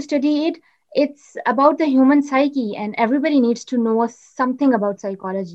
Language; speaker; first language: English; non-native, local second language; Urdu